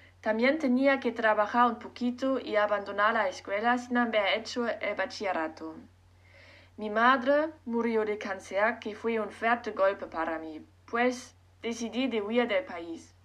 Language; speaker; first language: Spanish; non-native, learner; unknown